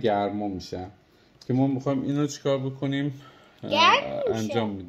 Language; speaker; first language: Persian; native; Persian